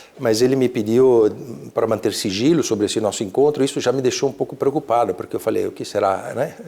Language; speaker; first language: Portuguese; early bilingual, other home language; Italian